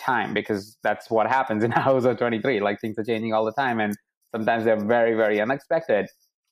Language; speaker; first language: English; non-native, local second language; Hindi